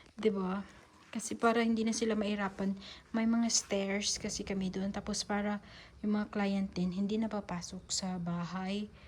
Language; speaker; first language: Filipino; native; Filipino